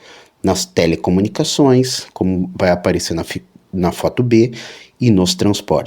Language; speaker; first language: Portuguese; native; Portuguese